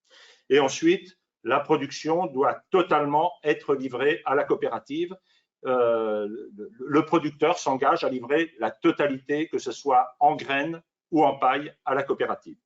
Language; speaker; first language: French; native; French